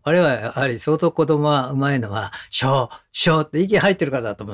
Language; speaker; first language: Japanese; native; Japanese